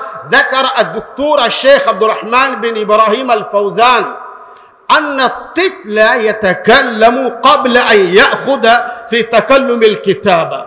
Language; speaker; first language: Arabic; non-native, fluent; Urdu